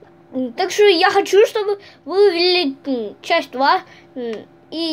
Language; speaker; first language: Russian; early bilingual, heritage; Russian